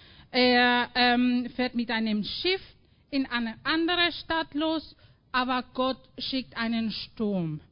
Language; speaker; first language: German; non-native, fluent; Spanish